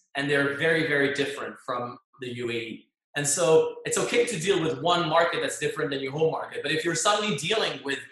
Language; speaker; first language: English; non-native, fluent; French